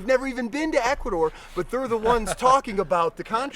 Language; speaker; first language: English; native; English